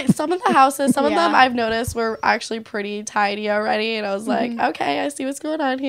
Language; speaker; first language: English; native; English